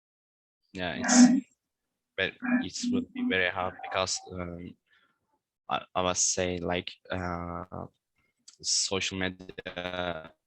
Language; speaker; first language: English; non-native, learner; Turkish